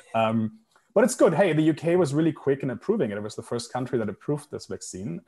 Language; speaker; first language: English; non-native, fluent; German